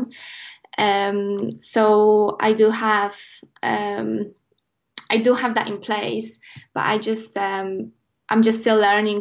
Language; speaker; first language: English; non-native, fluent; Polish